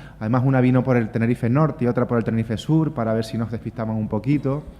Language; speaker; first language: Spanish; native; Spanish